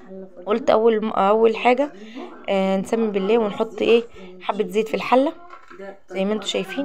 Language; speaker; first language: Arabic; native; Arabic